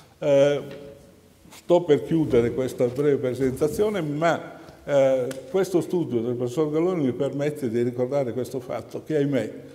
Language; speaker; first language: Italian; native; Italian